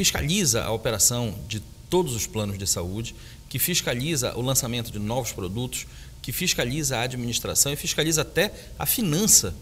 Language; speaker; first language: Portuguese; native; Portuguese